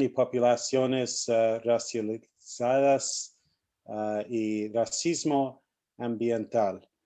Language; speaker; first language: Spanish; non-native, learner; English